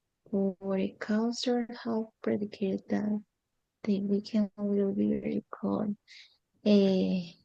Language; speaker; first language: English; non-native, learner; Spanish